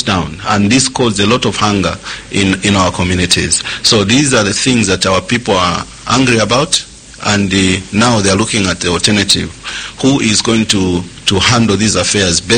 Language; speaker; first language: English; non-native, local second language; Nyanja